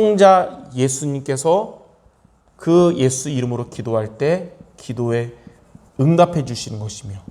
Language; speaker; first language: Korean; native; Korean